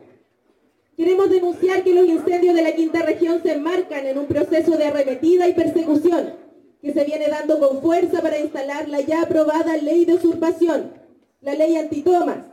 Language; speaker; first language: Spanish; native; Spanish